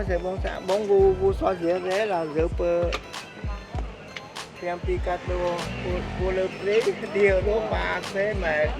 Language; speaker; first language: French; native; French